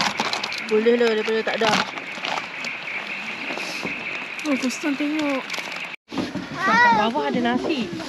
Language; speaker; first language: Malay; native; Malay